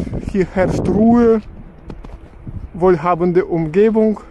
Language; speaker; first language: German; non-native, fluent; Russian